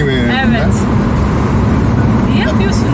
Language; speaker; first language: Turkish; non-native, fluent; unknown